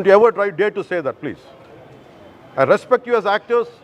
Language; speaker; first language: English; non-native, local second language; Telugu